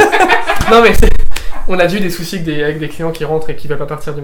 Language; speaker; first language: French; native; French